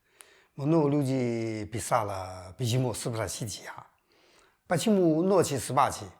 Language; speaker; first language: Russian; non-native, learner; Chinese